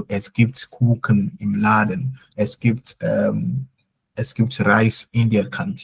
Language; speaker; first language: German; non-native, fluent; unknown